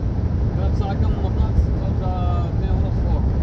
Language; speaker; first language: Arabic; non-native, learner; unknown